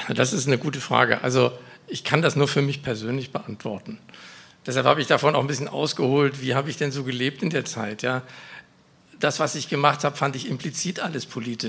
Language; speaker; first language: German; native; German